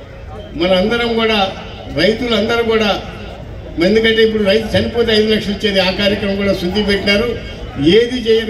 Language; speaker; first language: Telugu; native; Telugu